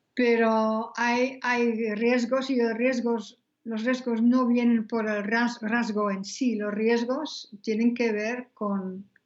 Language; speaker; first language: Spanish; non-native, fluent; Dutch